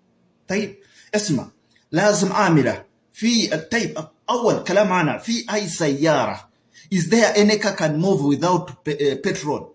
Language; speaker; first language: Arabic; non-native, learner; Ganda